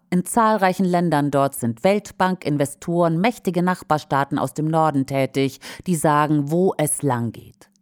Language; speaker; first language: German; native; German